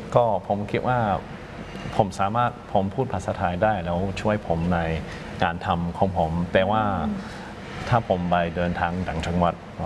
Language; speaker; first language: Thai; non-native, fluent; English